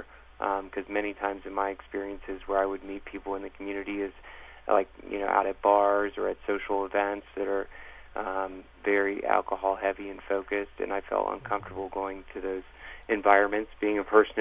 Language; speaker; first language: English; native; English